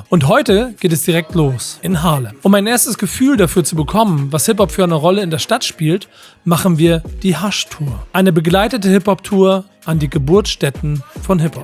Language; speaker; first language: German; native; German